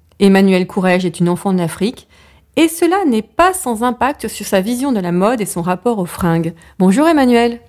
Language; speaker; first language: French; native; French